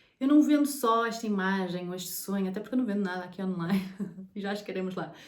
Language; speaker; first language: Portuguese; native; Portuguese